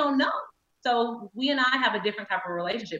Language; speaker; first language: English; native; English